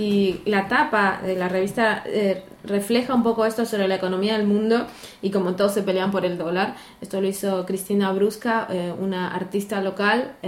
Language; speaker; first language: Spanish; native; Spanish